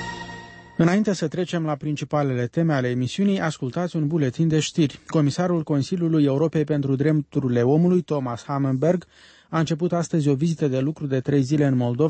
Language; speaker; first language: Romanian; native; Romanian